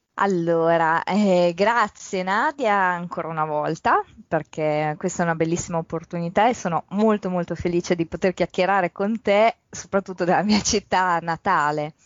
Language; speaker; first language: Italian; early bilingual, other home language; Polish